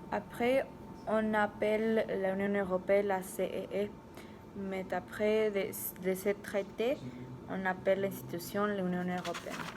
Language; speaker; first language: French; non-native, learner; Spanish